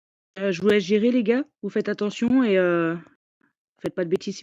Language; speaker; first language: French; native; French